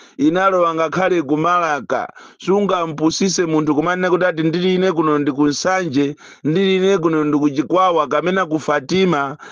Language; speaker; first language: Nyanja; native; Nyanja